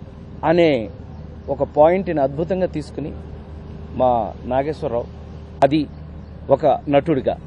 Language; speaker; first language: Telugu; native; Telugu